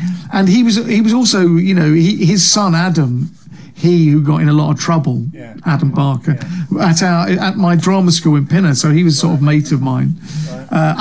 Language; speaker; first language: English; native; English